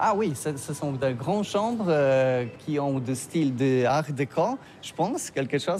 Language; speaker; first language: French; non-native, learner; Polish